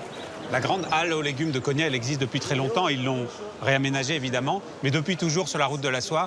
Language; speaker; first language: French; native; French